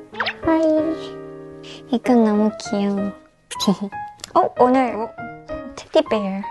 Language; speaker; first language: Korean; non-native, learner; Thai